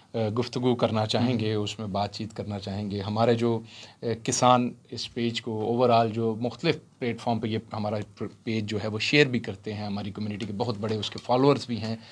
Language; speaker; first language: Urdu; non-native, local second language; Punjabi